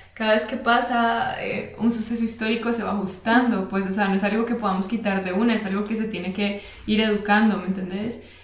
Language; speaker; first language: Spanish; native; Spanish